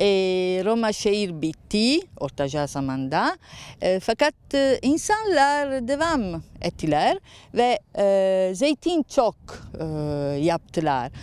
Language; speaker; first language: Turkish; non-native, learner; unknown